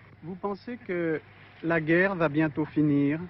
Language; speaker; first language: French; native; French